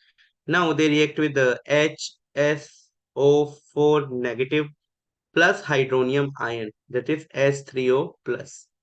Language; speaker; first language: English; non-native, local second language; Hindi